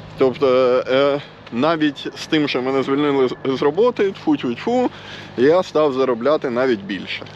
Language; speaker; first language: Ukrainian; non-native, local second language; Russian